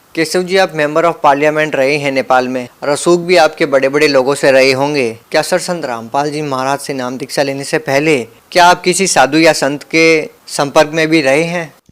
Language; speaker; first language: Hindi; native; Hindi